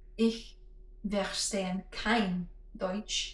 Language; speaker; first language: German; non-native, learner; English